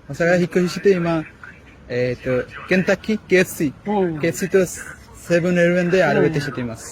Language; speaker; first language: Japanese; non-native, learner; Bangla